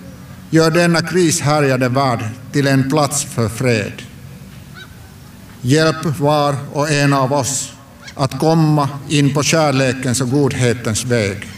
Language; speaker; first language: Swedish; non-native, local second language; Finnish